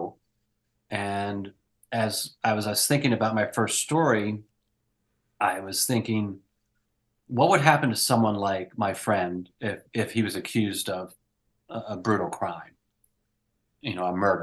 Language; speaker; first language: English; native; English